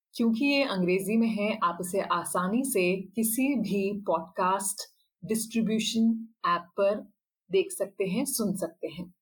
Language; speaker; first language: Hindi; native; Hindi